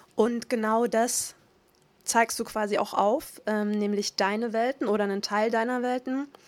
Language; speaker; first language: German; native; German